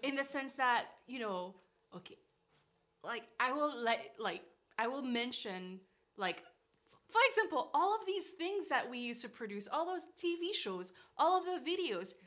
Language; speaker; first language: English; non-native, fluent; Haitian Creole